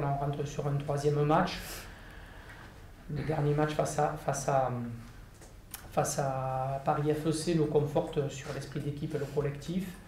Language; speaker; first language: French; native; French